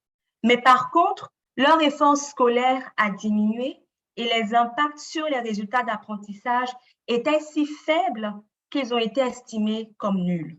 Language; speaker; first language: French; native; French